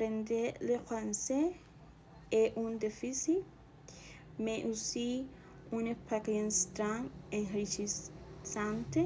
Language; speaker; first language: French; non-native, learner; Spanish